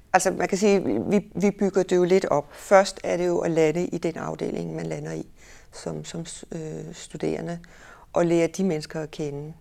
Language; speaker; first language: Danish; native; Danish